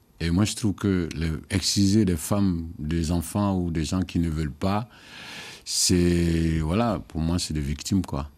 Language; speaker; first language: French; non-native, local second language; Dyula